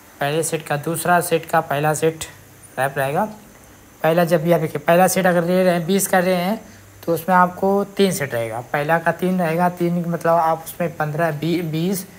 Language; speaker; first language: Hindi; native; Hindi